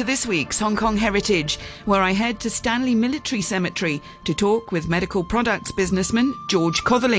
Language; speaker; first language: English; native; English